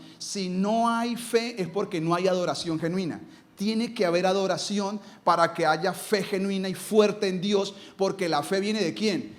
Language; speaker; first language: Spanish; native; Spanish